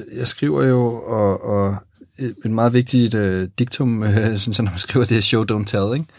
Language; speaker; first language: Danish; native; Danish